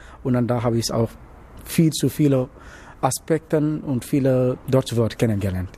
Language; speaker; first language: German; non-native, learner; Wolof